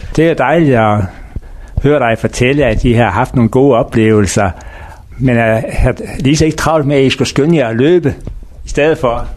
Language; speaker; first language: Danish; native; Danish